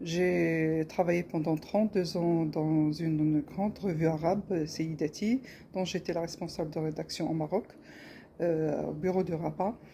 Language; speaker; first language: French; non-native, local second language; Arabic